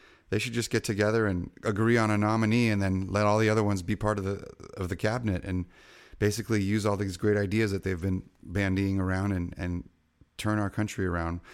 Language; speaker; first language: English; native; English